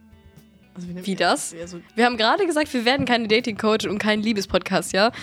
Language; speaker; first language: German; native; German